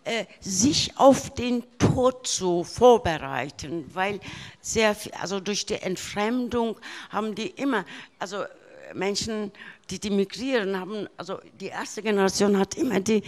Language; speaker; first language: German; early bilingual, other home language; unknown